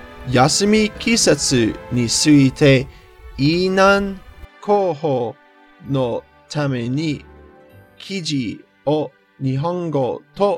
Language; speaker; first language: Japanese; non-native, learner; English